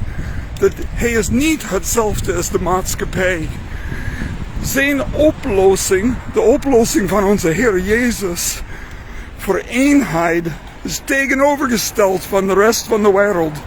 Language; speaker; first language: Dutch; non-native, fluent; English